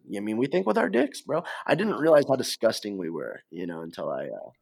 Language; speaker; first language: English; native; English